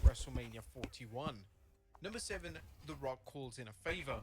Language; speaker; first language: English; native; English